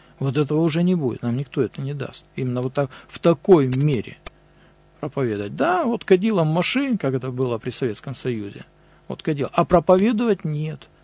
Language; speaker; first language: Russian; native; Russian